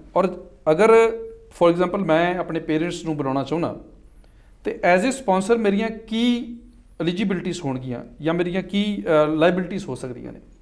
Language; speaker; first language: Punjabi; native; Punjabi